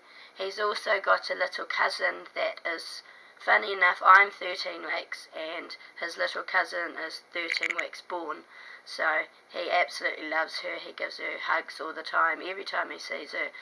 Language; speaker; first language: English; native; English